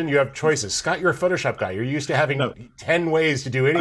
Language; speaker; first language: English; native; English